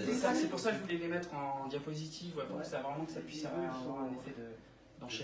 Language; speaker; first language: French; native; French